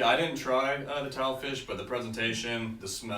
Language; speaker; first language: English; native; English